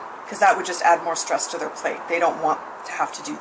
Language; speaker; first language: English; native; English